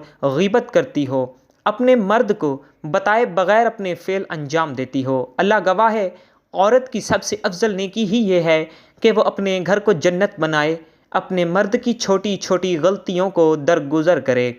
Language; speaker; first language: Urdu; native; Urdu